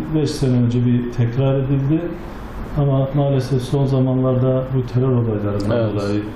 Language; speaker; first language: Turkish; native; Turkish